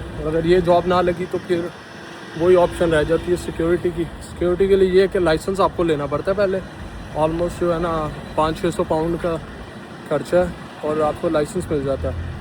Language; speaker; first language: Urdu; non-native, local second language; Punjabi